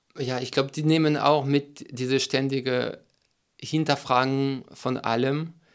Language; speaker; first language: German; non-native, fluent; French